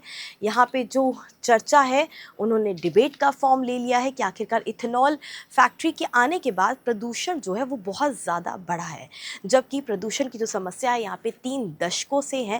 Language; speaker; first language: Hindi; native; Hindi